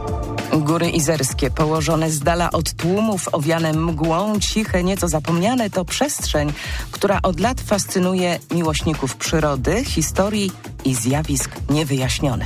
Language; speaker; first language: Polish; native; Polish